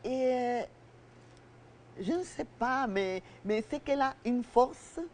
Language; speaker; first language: French; non-native, fluent; Spanish